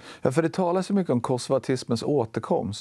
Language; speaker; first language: Swedish; native; Swedish